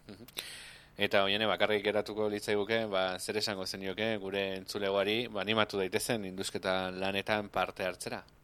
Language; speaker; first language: Basque; native; Basque